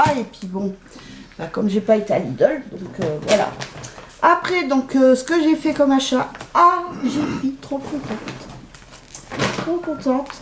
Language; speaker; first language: French; native; French